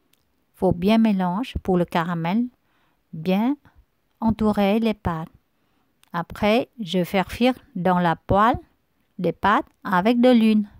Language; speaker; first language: French; non-native, learner; Vietnamese